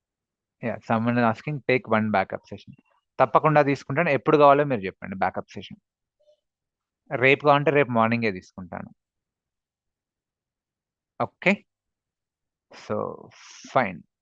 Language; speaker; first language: Telugu; native; Telugu